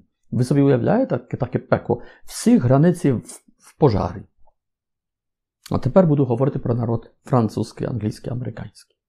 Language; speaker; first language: Ukrainian; non-native, fluent; Polish